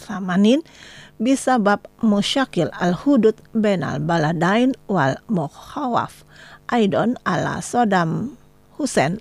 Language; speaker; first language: Arabic; non-native, fluent; Indonesian